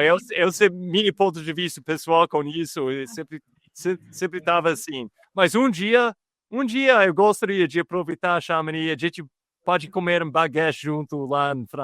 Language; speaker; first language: Portuguese; non-native, fluent; English